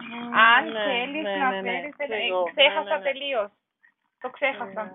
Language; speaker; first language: Greek; non-native, fluent; German